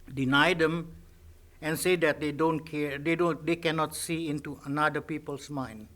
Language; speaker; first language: English; non-native, fluent; Indonesian